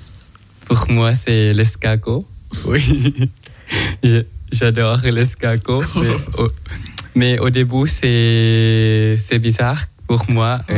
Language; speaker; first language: French; non-native, learner; Thai